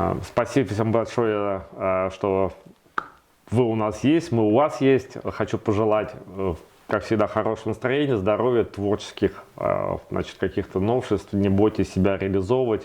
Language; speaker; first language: Russian; native; Russian